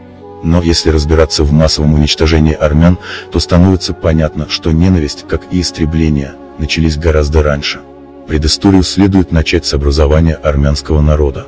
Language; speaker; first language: Russian; native; Russian